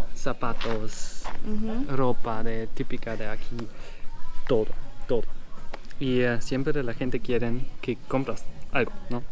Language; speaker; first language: Spanish; non-native, learner; German